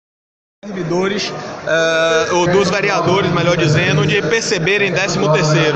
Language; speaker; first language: Portuguese; native; Portuguese